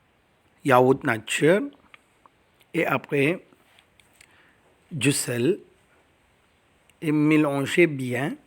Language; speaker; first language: French; non-native, learner; Tamil